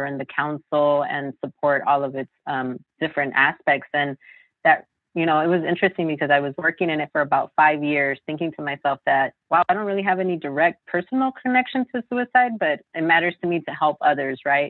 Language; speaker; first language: English; native; English